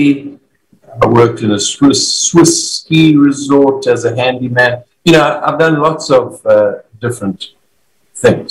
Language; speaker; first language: English; native; English